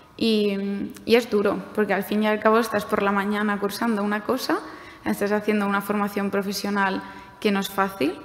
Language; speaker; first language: Spanish; non-native, fluent; German